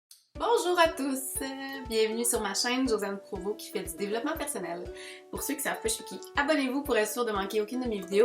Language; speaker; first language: French; native; French